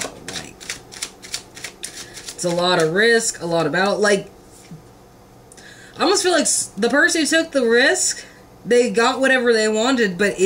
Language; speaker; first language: English; native; English